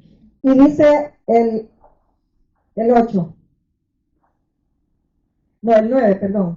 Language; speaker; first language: Spanish; native; Spanish